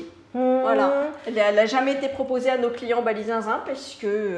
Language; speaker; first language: French; native; French